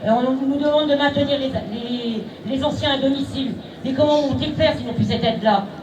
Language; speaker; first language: French; native; French